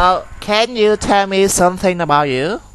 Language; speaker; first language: English; non-native, learner; Vietnamese